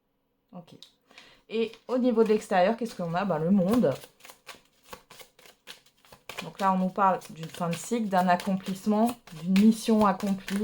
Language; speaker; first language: French; native; French